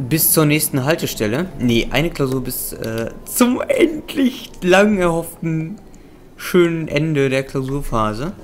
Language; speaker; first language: German; native; German